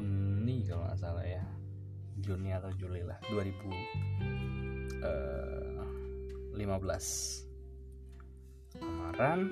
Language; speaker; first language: Indonesian; native; Indonesian